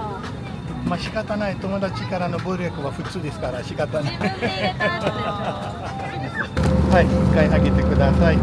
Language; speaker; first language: Japanese; non-native, fluent; Urdu